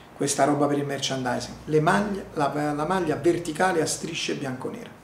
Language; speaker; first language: Italian; native; Italian